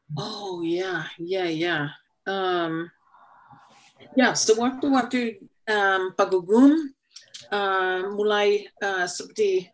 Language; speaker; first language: Indonesian; non-native, fluent; English